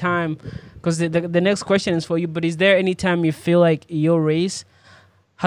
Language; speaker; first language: English; non-native, local second language; Ganda